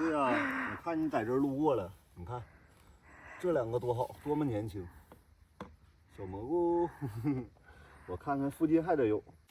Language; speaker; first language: Chinese; native; Chinese